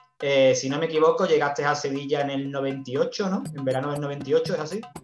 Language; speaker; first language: Spanish; native; Spanish